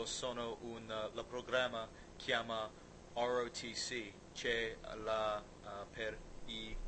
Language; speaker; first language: Italian; non-native, learner; English